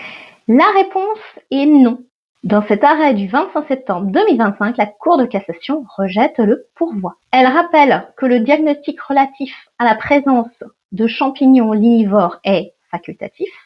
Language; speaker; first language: French; native; French